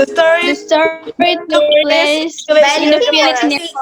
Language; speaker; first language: English; non-native, learner; Indonesian